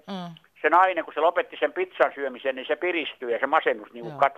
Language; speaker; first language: Finnish; native; Finnish